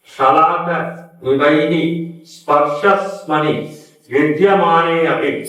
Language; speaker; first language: Tamil; native; Tamil